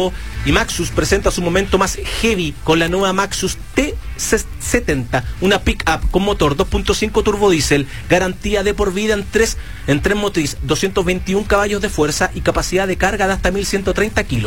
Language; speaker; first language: Spanish; native; Spanish